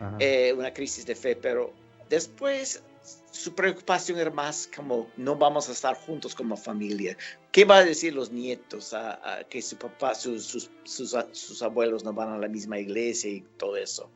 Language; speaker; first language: Spanish; non-native, fluent; English